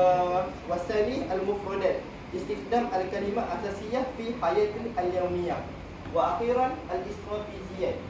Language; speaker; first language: Arabic; non-native, learner; Malay